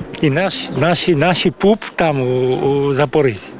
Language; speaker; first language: Ukrainian; early bilingual, heritage; Ukrainian